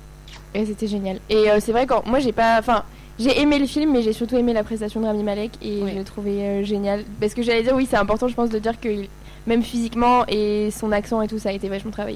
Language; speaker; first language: French; native; French